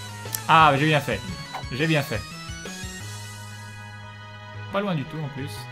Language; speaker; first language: French; native; French